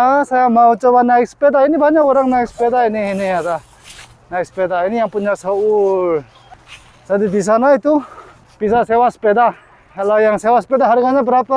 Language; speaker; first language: Indonesian; non-native, fluent; Korean